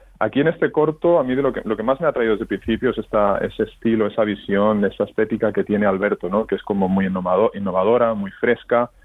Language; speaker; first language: Spanish; native; Spanish